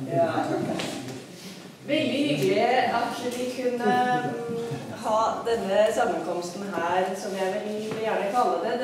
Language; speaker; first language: Norwegian; non-native, fluent; Italian